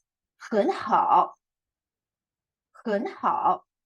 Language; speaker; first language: Chinese; non-native, fluent; Indonesian